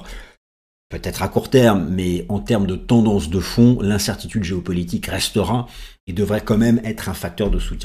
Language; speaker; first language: French; native; French